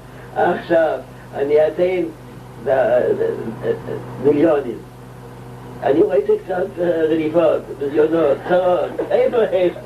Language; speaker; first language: Hebrew; non-native, local second language; Yiddish